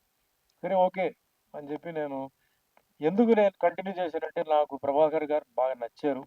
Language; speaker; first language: Telugu; native; Telugu